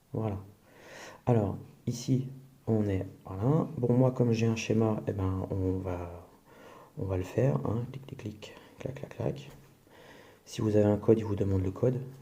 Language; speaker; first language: French; native; French